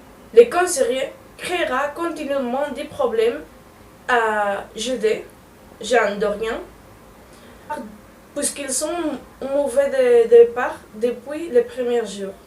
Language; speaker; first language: French; non-native, learner; Spanish